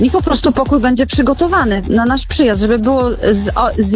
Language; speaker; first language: Polish; native; Polish